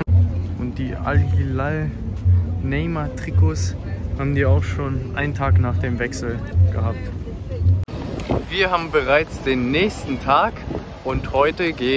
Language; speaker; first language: German; native; German